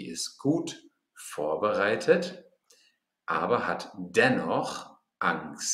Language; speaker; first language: German; non-native, fluent; English